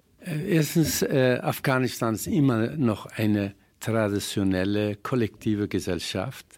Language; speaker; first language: German; non-native, fluent; Persian